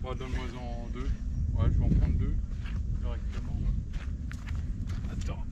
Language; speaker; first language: French; native; French